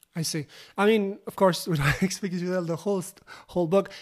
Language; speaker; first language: English; non-native, fluent; Uzbek